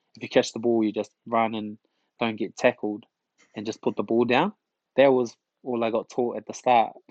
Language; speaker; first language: English; early bilingual, other home language; Tongan